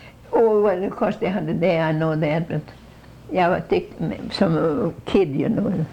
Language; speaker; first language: English; non-native, fluent; Swedish